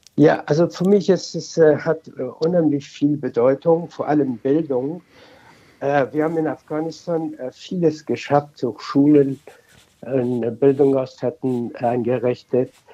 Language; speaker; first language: German; non-native, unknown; Persian